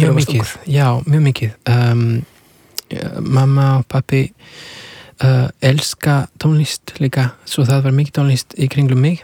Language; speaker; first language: Icelandic; non-native, fluent; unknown